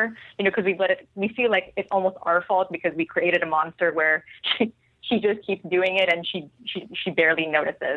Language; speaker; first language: English; non-native, local second language; Filipino